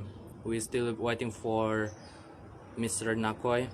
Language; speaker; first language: English; non-native, learner; Indonesian